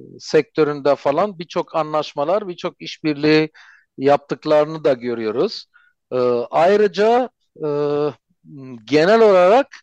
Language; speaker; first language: Turkish; non-native, fluent; Armenian